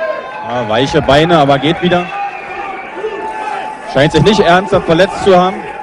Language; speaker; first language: German; native; German